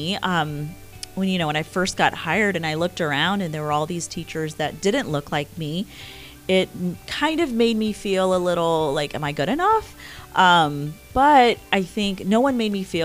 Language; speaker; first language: English; early bilingual, other home language; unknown